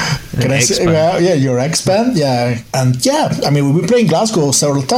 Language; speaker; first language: English; non-native, fluent; Italian